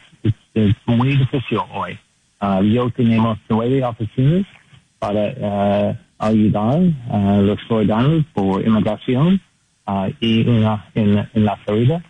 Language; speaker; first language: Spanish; non-native, learner; English